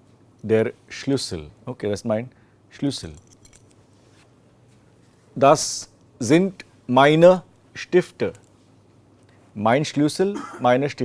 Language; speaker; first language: German; non-native, fluent; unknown